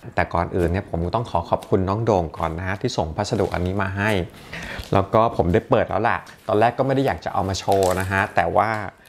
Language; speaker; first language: Thai; native; Thai